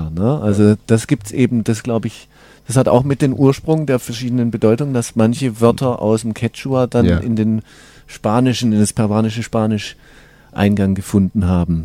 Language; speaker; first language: German; native; German